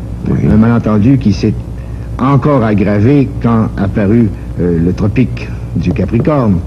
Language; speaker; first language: French; native; French